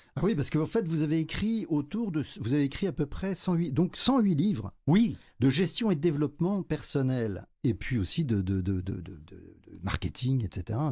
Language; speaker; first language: French; native; French